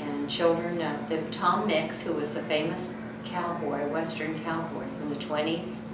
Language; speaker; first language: English; native; English